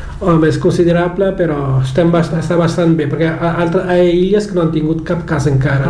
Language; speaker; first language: Catalan; non-native, fluent; Kabuverdianu